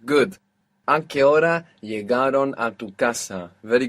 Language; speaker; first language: Spanish; non-native, fluent; English